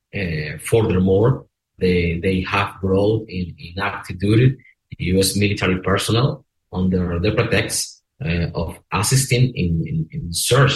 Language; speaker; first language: English; non-native, learner; Spanish